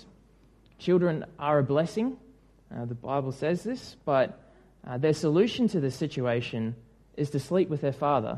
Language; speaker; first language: English; native; English